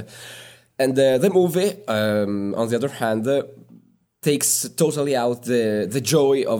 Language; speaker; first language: English; non-native, fluent; Italian